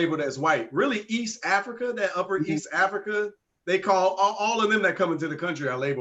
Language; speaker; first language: English; native; English